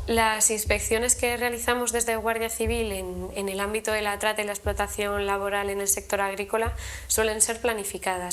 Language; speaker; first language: Spanish; native; Spanish